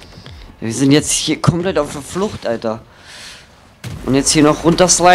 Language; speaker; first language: German; native; German